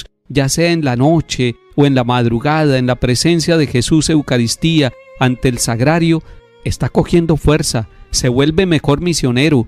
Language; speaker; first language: Spanish; native; Spanish